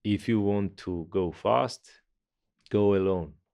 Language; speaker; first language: English; non-native, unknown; Georgian